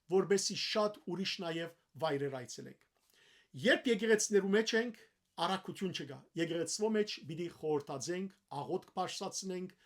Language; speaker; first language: Armenian; early bilingual, heritage; Armenian